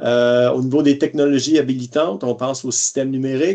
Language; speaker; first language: French; native; French